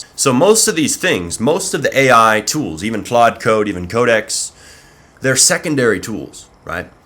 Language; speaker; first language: English; native; English